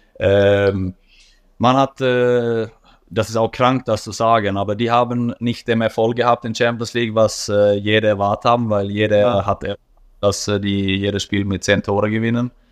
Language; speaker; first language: German; non-native, fluent; Swedish